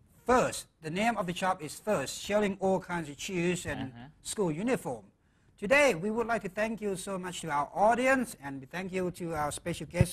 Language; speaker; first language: English; non-native, fluent; Thai